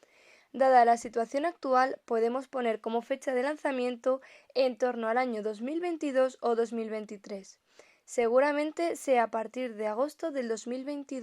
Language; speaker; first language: Spanish; native; Spanish